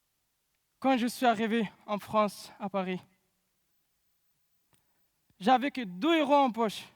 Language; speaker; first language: French; non-native, learner; Pashto